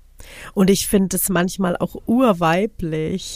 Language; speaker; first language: German; native; German